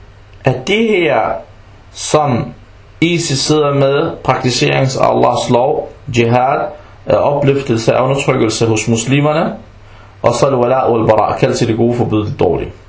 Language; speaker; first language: Danish; early bilingual, other home language; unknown